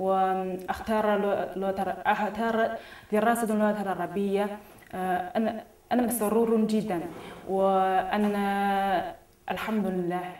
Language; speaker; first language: Arabic; non-native, learner; Chinese